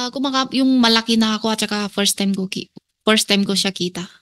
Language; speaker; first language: Filipino; non-native, learner; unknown